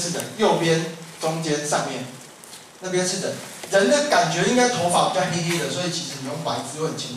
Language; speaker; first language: Chinese; native; Chinese